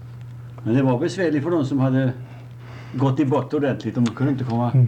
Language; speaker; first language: Swedish; native; Swedish